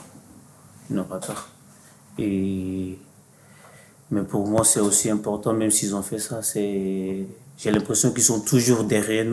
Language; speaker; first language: French; non-native, fluent; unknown